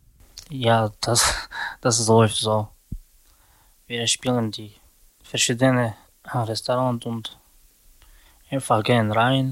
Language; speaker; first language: German; non-native, learner; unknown